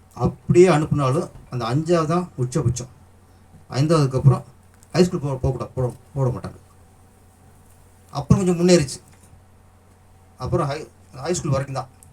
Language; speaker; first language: Tamil; native; Tamil